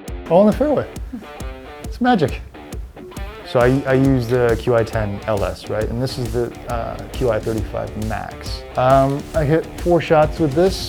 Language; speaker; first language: English; native; English